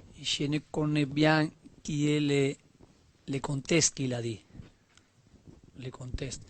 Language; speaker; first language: French; non-native, learner; Spanish